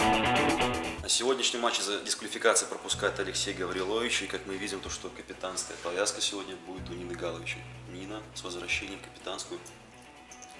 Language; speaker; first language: Russian; native; Russian